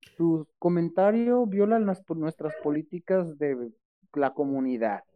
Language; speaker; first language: Spanish; native; Spanish